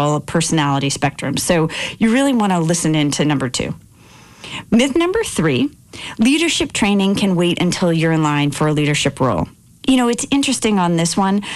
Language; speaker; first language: English; native; English